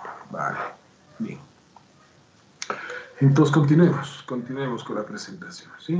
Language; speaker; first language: Spanish; native; Spanish